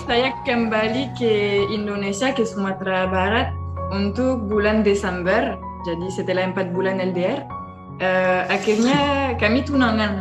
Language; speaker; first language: Indonesian; non-native, fluent; French